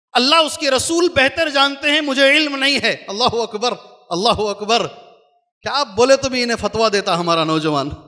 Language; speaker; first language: Hindi; non-native, local second language; Urdu